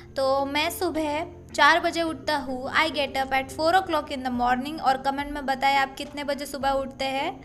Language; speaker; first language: Hindi; native; Hindi